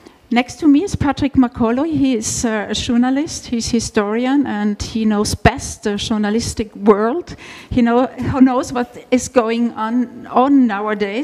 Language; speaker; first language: English; non-native, fluent; German